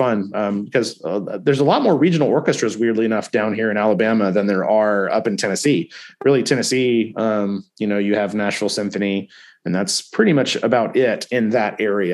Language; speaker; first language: English; native; English